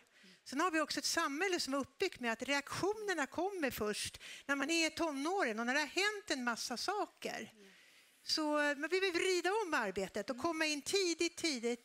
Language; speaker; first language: Swedish; native; Swedish